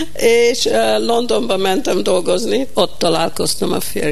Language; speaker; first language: Hungarian; early bilingual, heritage; Hungarian